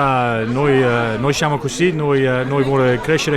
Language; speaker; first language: Italian; non-native, learner; English